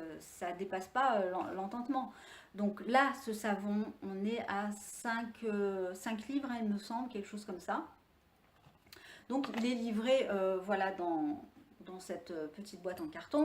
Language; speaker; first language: French; native; French